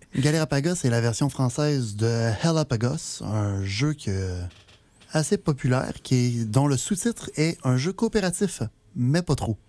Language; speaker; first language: French; native; French